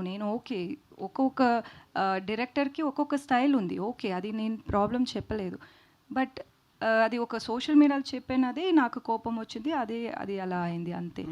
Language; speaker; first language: Telugu; non-native, learner; Tamil